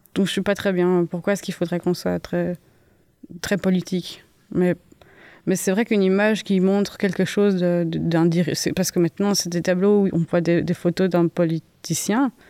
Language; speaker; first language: French; native; French